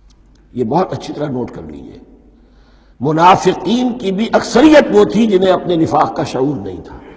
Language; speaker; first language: Urdu; native; Urdu